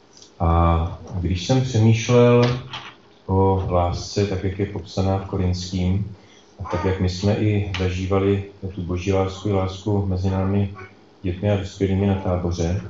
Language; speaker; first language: Czech; native; Czech